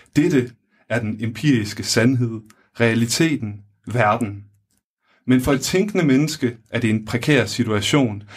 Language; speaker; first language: Danish; native; Danish